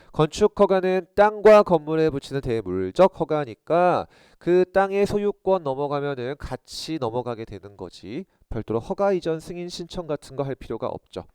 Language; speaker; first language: Korean; native; Korean